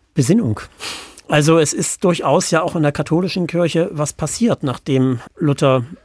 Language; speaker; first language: German; native; German